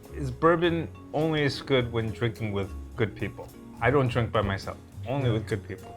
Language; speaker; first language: English; early bilingual, other home language; Korean